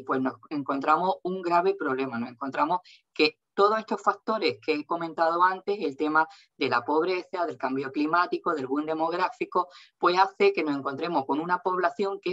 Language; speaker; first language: Spanish; native; Spanish